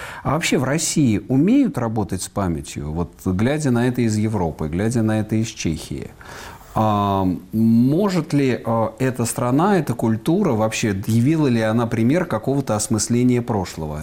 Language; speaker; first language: Russian; native; Russian